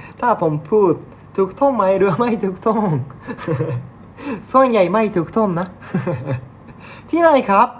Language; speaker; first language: Thai; non-native, learner; Japanese